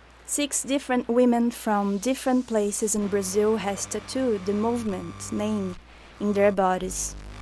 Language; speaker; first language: English; non-native, fluent; Portuguese